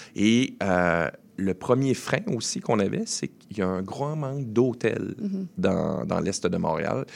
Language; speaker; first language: French; native; French